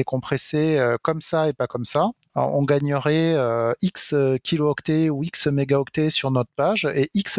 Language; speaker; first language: French; native; French